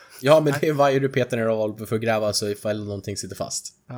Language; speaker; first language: Swedish; native; Swedish